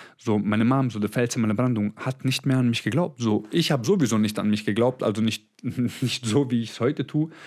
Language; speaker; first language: German; early bilingual, other home language; Croatian